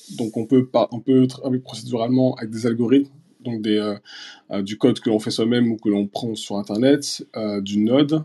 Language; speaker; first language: French; early bilingual, other home language; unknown